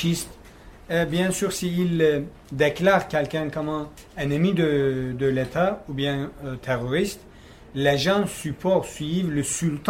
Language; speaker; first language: French; non-native, fluent; Kurdish